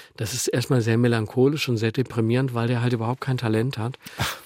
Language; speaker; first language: German; native; German